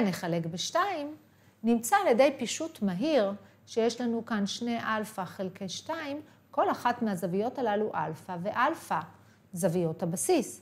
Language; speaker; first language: Hebrew; native; Hebrew